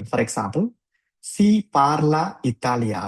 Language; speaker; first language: Italian; non-native, fluent; Tamil